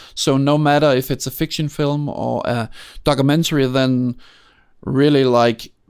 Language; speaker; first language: English; non-native, fluent; Danish